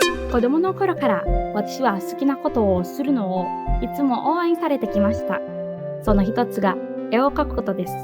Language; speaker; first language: Japanese; non-native, learner; Indonesian